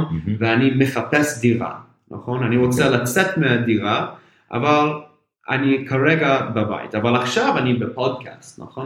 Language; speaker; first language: Hebrew; non-native, fluent; English